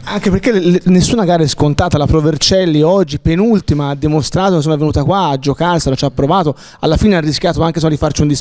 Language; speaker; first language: Italian; native; Italian